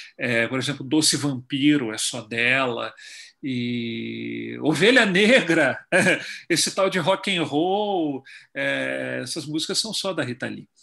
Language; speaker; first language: Portuguese; native; Portuguese